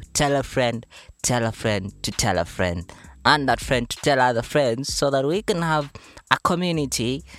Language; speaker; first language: English; non-native, local second language; Luyia